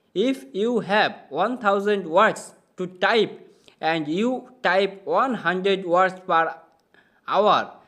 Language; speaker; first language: English; non-native, local second language; Bangla